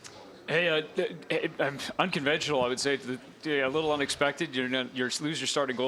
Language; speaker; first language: English; native; English